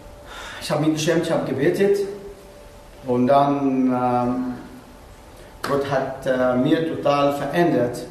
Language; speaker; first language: German; non-native, learner; Arabic